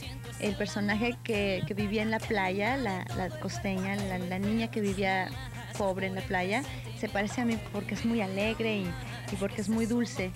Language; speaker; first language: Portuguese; non-native, learner; Spanish